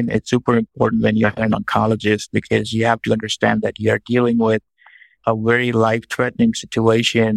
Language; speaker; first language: English; non-native, local second language; Urdu